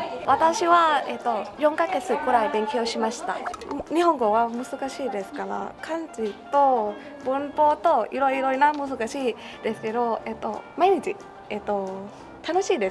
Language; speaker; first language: Japanese; non-native, learner; Thai